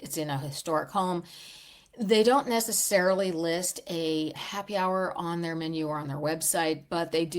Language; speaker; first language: English; native; English